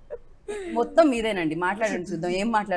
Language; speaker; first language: Telugu; native; Telugu